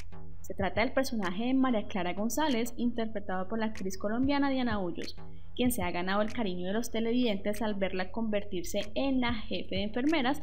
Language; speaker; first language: Spanish; native; Spanish